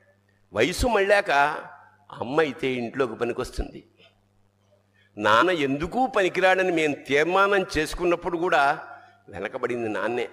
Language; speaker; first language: Telugu; native; Telugu